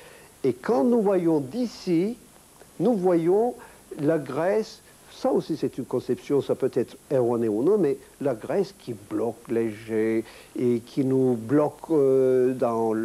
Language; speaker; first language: French; non-native, fluent; Turkish